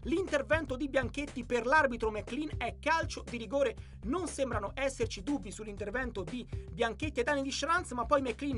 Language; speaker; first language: Italian; native; Italian